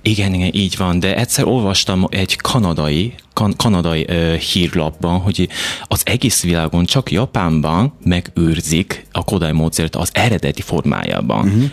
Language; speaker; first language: Hungarian; non-native, fluent; Japanese